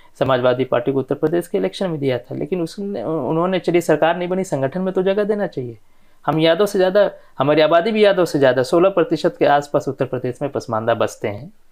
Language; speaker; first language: Hindi; non-native, local second language; Bhojpuri